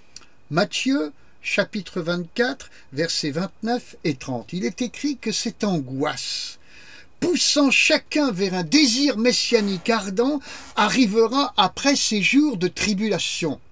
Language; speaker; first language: French; native; French